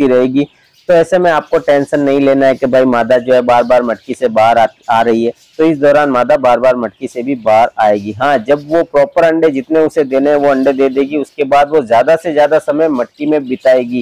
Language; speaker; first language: Hindi; native; Hindi